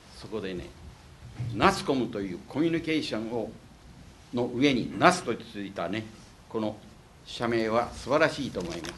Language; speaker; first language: Japanese; native; Japanese